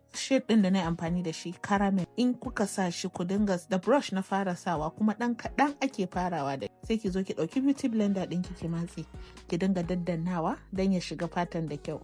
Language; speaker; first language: Hausa; non-native, local second language; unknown